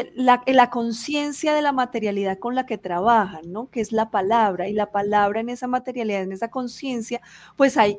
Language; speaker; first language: Spanish; native; Spanish